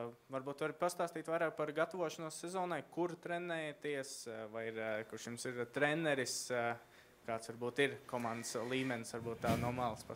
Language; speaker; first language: Latvian; native; Latvian